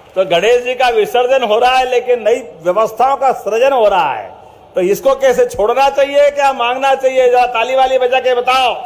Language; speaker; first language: Hindi; native; Hindi